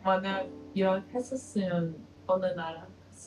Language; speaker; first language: Korean; non-native, learner; Dutch